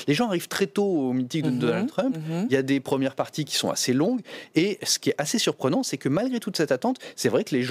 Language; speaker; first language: French; native; French